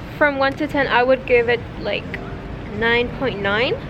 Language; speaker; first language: English; non-native, fluent; Mongolian